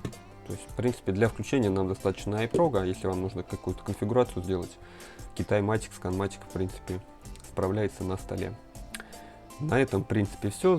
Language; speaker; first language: Russian; native; Russian